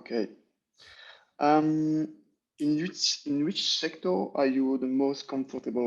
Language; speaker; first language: English; non-native, learner; French